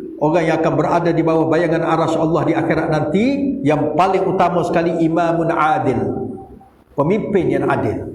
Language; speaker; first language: Malay; native; Malay